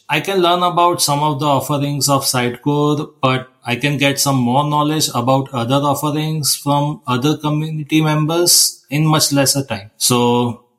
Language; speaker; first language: English; non-native, local second language; Gujarati